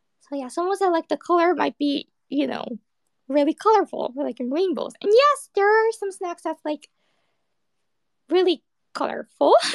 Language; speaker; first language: English; early bilingual, other home language; Japanese